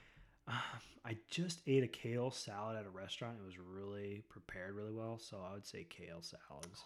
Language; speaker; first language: English; native; English